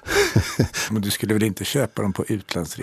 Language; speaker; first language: Swedish; native; Swedish